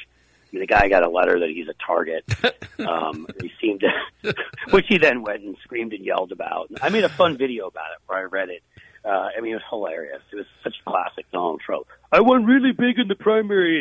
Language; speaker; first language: English; native; English